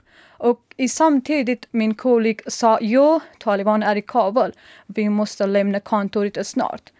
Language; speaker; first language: Swedish; non-native, learner; Persian